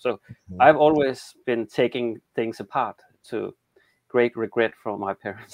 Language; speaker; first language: English; non-native, fluent; Danish